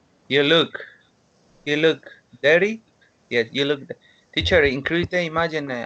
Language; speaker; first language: English; non-native, learner; Spanish